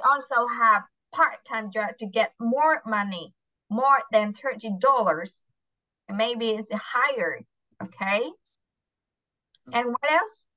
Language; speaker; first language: English; non-native, fluent; Vietnamese